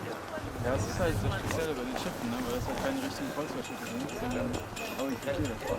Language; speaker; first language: German; native; German